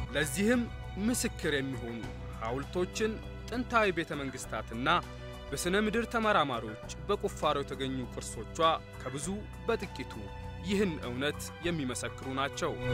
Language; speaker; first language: Amharic; native; Amharic